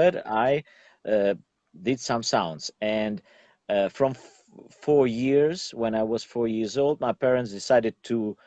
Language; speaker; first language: English; non-native, learner; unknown